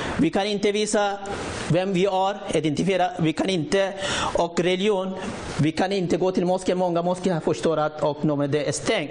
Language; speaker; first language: Swedish; non-native, learner; Rohingya